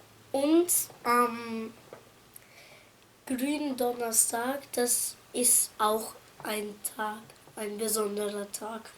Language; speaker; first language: German; non-native, fluent; Arabic